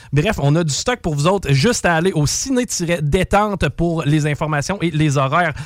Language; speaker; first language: French; native; French